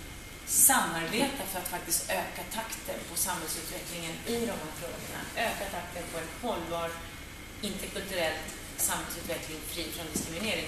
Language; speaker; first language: Swedish; native; Swedish